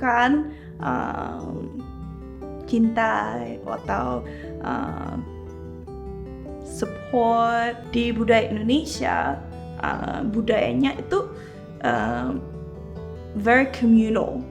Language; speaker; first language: Indonesian; early bilingual, heritage; English